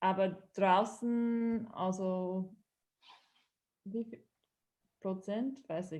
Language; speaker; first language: German; non-native, learner; English